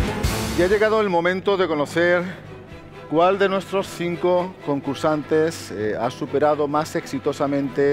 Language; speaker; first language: Spanish; native; Spanish